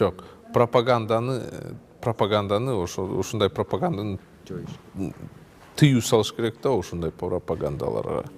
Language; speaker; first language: Kyrgyz; non-native, local second language; Russian